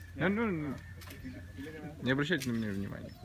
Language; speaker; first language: Russian; native; Russian